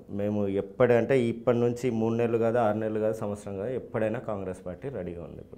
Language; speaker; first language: Telugu; native; Telugu